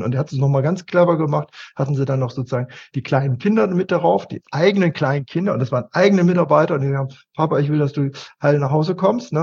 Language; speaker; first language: German; native; German